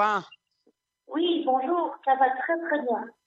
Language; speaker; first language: French; non-native, local second language; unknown